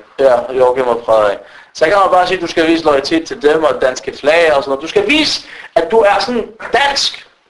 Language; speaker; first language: Danish; early bilingual, other home language; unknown